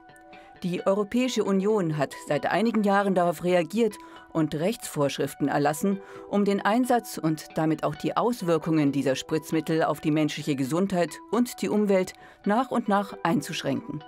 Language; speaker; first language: German; native; German